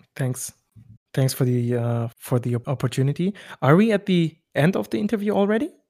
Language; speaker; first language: English; non-native, fluent; German